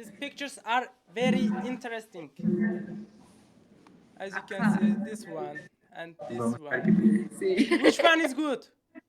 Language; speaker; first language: English; non-native, learner; Turkish